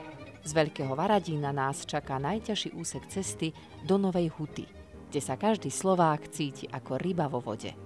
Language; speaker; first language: Slovak; native; Slovak